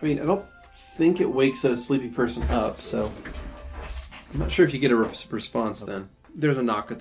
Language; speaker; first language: English; native; English